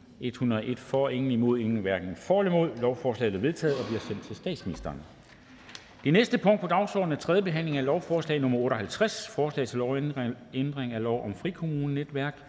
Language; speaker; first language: Danish; native; Danish